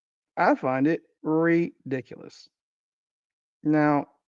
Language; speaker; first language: English; native; English